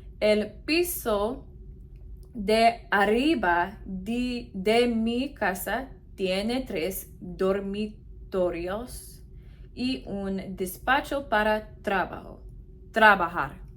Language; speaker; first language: Spanish; non-native, learner; English